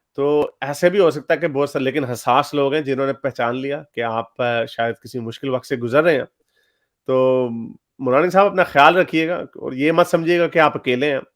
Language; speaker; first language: Urdu; native; Urdu